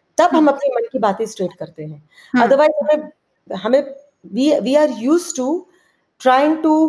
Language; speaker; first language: Hindi; non-native, local second language; Marwari